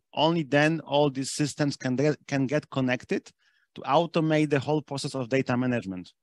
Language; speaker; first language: English; non-native, fluent; German